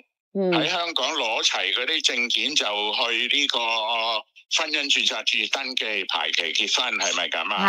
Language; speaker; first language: Cantonese; native; Cantonese